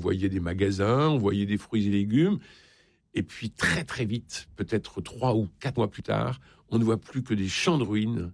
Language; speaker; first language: French; native; French